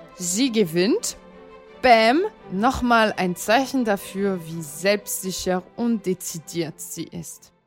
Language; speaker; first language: German; non-native, fluent; French